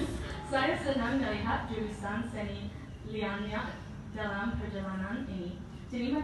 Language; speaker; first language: Indonesian; non-native, learner; English